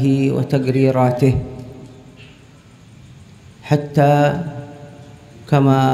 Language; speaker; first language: Arabic; native; Arabic